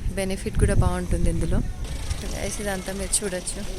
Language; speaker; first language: Telugu; native; Telugu